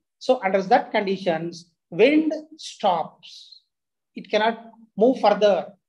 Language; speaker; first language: English; non-native, local second language; Telugu